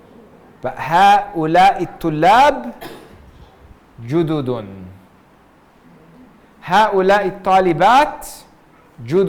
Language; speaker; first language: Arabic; non-native, fluent; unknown